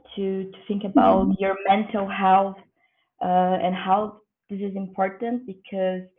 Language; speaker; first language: English; non-native, fluent; Portuguese